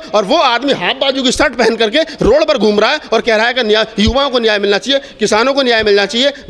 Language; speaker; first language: Hindi; native; Hindi